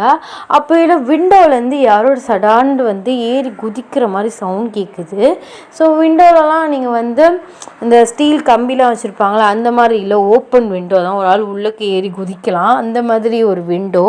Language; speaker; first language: Tamil; native; Tamil